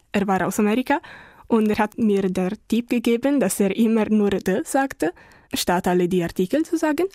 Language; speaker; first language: German; non-native, learner; Italian